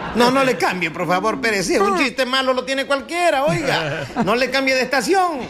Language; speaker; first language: Spanish; native; Spanish